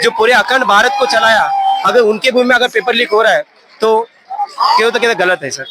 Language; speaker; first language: Hindi; non-native, local second language; Tamil